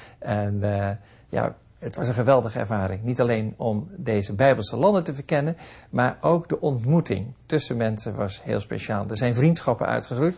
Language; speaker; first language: Dutch; native; Dutch